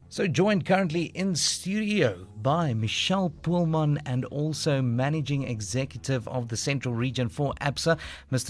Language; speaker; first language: English; non-native, local second language; Afrikaans